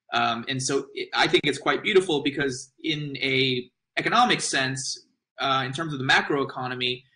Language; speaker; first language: English; native; English